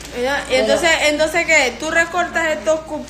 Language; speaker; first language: Spanish; native; Spanish